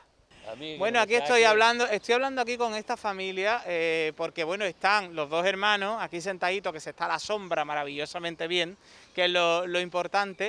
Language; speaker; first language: Spanish; native; Spanish